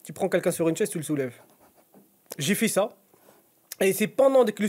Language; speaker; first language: French; native; French